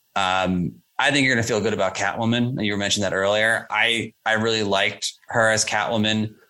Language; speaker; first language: English; native; English